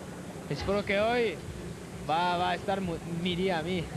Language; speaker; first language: Spanish; non-native, fluent; French